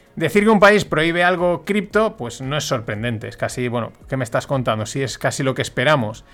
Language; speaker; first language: Spanish; native; Spanish